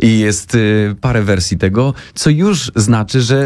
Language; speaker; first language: Polish; native; Polish